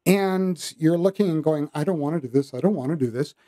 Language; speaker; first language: English; native; English